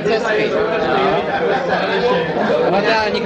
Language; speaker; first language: Czech; native; Czech